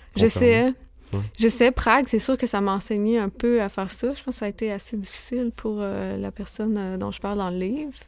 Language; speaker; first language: French; native; French